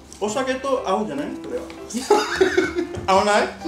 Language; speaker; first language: Japanese; non-native, learner; Indonesian